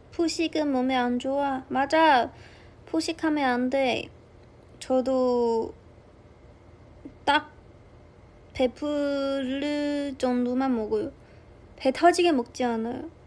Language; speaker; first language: Korean; non-native, fluent; Chinese